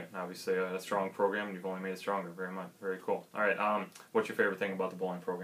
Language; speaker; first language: English; native; English